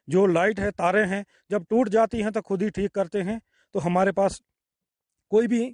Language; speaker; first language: Hindi; native; Hindi